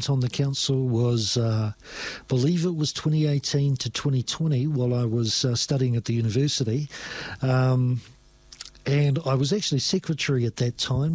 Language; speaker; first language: English; native; English